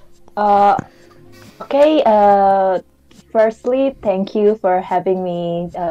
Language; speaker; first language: English; non-native, fluent; Indonesian